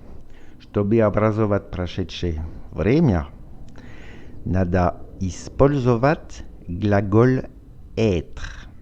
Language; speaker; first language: Russian; non-native, fluent; French